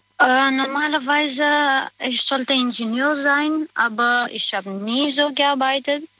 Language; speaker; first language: German; non-native, learner; Romanian